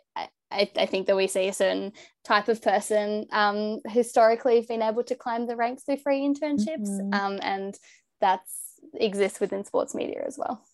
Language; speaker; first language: English; native; English